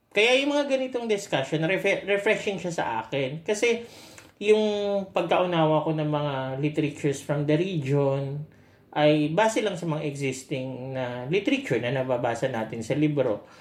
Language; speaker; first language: Filipino; native; Filipino